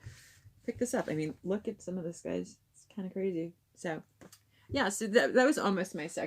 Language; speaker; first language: English; native; English